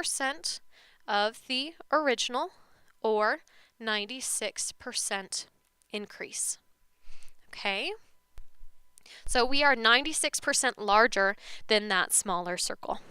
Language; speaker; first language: English; native; English